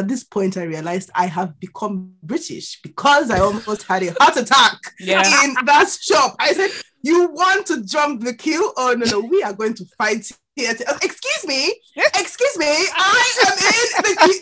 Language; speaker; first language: English; non-native, local second language; Igbo